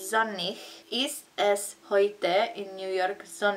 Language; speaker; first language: German; non-native, learner; Italian